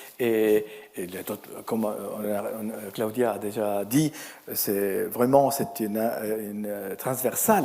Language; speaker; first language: French; non-native, fluent; Spanish